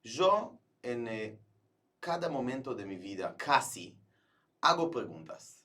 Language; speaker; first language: Spanish; non-native, fluent; Hebrew